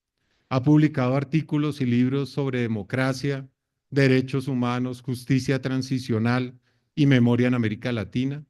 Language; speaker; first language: Spanish; native; Spanish